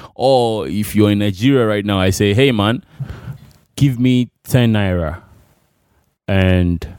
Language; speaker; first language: English; non-native, local second language; Igbo